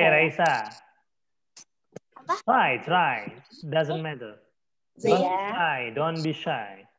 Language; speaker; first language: English; non-native, learner; Indonesian